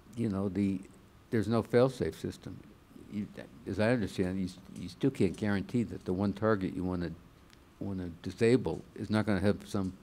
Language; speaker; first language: English; native; English